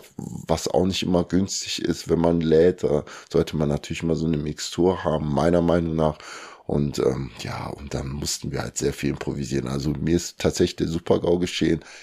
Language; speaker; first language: German; early bilingual, other home language; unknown